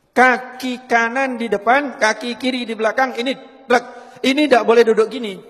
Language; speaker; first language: Indonesian; native; Indonesian